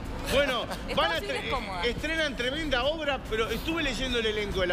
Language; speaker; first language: Spanish; native; Spanish